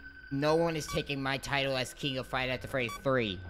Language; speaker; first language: English; native; English